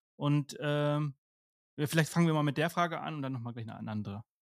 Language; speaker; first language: German; non-native, fluent; Spanish